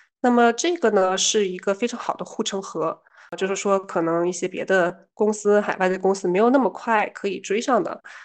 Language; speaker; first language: Chinese; early bilingual, heritage; Chinese